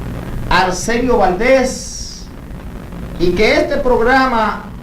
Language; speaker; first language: Spanish; native; Spanish